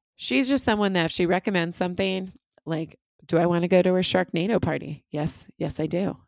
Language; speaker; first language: English; native; English